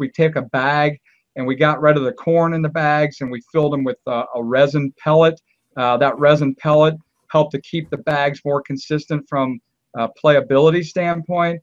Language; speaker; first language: English; native; English